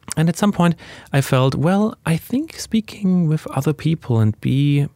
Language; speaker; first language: English; non-native, fluent; German